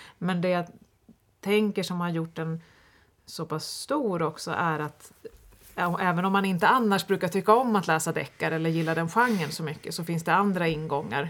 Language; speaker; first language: Swedish; native; Swedish